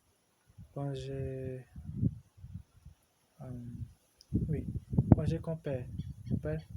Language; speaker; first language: French; non-native, learner; Portuguese